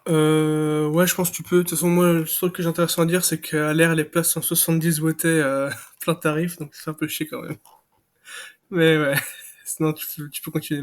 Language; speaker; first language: French; native; French